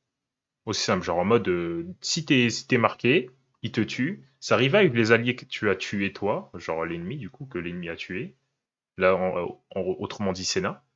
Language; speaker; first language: French; native; French